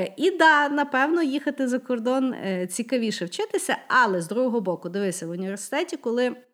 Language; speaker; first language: Ukrainian; non-native, local second language; Russian